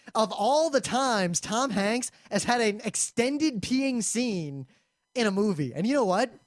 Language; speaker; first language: English; native; English